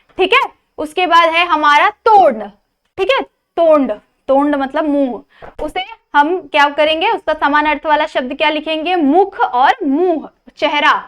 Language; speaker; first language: Hindi; non-native, local second language; Marathi